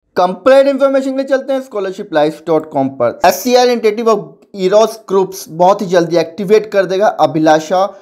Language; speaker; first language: Hindi; native; Hindi